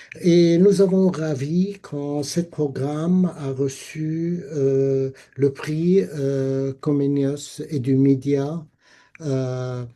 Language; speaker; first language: French; non-native, fluent; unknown